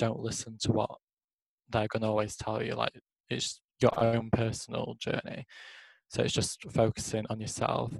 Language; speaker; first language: English; native; English